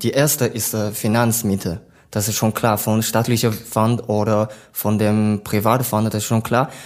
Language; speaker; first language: German; non-native, learner; Chinese